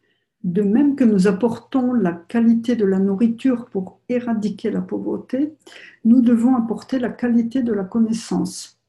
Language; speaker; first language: French; native; French